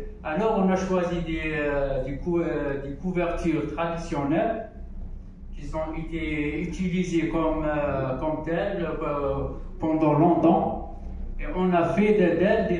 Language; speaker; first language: French; non-native, local second language; Arabic